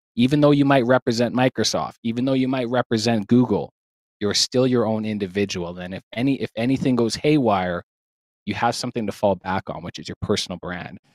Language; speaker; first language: English; native; English